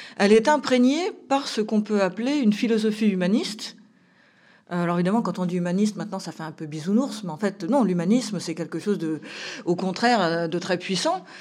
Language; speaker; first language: French; native; French